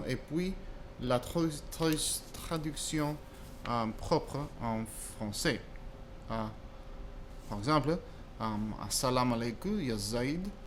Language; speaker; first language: French; non-native, fluent; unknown